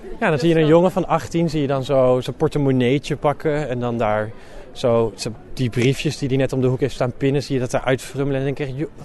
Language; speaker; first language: Dutch; native; Dutch